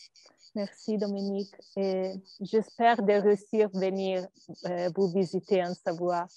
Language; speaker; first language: French; non-native, learner; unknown